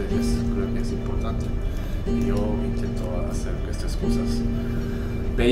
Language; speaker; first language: Spanish; non-native, learner; Japanese